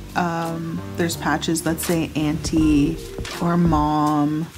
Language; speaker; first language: English; native; English